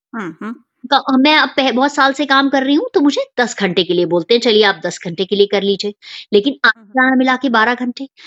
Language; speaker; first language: Hindi; native; Hindi